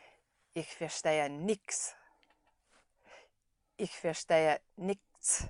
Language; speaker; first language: German; non-native, learner; English